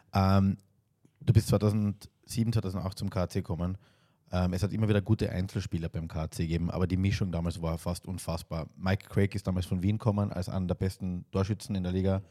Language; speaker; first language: German; native; German